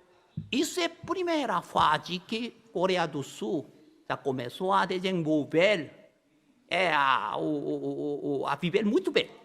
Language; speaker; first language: Portuguese; non-native, learner; Korean